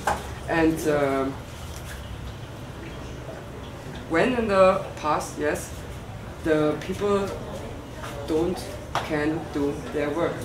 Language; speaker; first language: English; non-native, learner; German